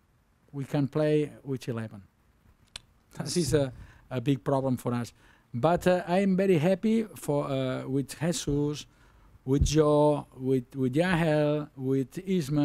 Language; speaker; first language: English; non-native, learner; Spanish